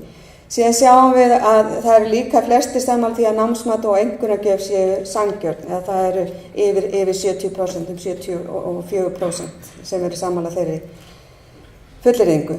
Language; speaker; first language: Icelandic; native; Icelandic